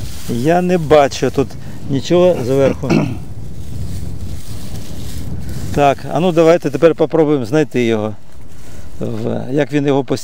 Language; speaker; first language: Ukrainian; native; Ukrainian